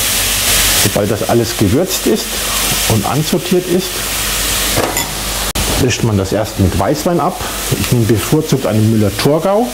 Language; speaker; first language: German; native; German